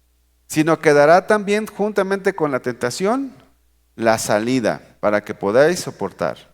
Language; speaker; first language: Spanish; native; Spanish